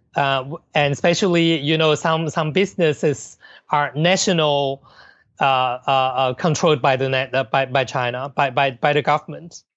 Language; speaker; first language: English; non-native, local second language; Cantonese